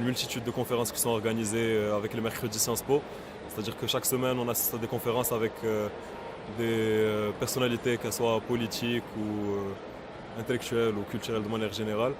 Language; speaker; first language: French; non-native, local second language; Arabic